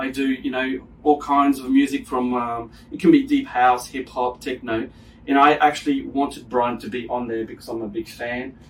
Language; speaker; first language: English; non-native, fluent; French